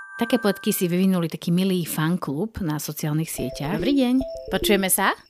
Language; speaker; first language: Slovak; native; Slovak